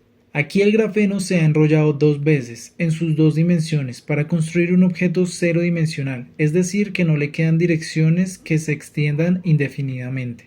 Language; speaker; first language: Spanish; native; Spanish